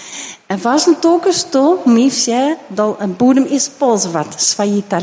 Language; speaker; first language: Russian; non-native, learner; Dutch